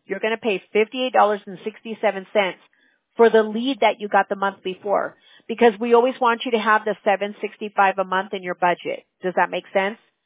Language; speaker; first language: English; early bilingual, other home language; Spanish